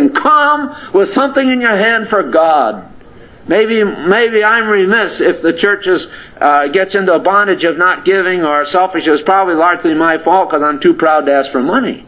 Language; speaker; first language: English; native; English